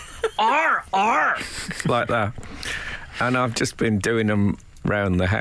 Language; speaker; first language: English; native; English